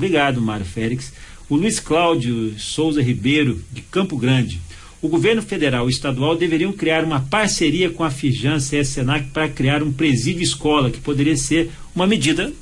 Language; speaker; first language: Portuguese; native; Portuguese